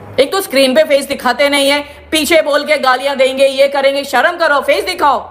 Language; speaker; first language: Hindi; non-native, local second language; Gujarati